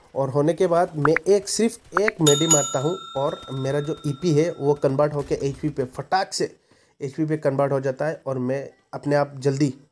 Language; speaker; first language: Hindi; native; Hindi